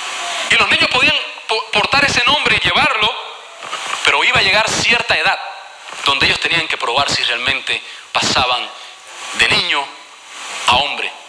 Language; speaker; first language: Spanish; native; Spanish